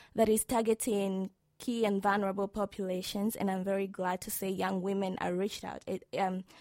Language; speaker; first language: English; non-native, local second language; Swahili